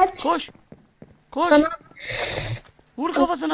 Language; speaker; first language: Turkish; native; Turkish